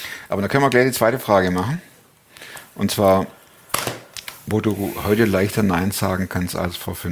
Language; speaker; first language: German; native; German